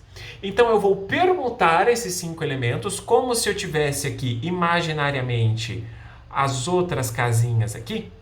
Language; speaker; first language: Portuguese; native; Portuguese